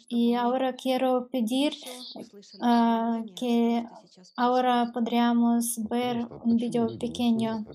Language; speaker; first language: Spanish; non-native, learner; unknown